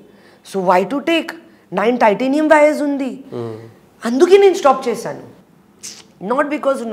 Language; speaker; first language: Telugu; non-native, learner; Hindi